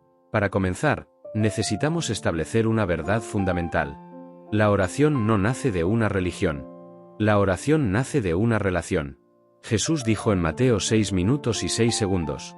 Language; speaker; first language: Spanish; native; Spanish